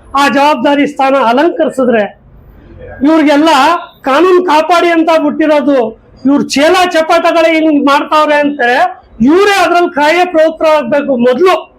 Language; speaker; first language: Kannada; non-native, local second language; Urdu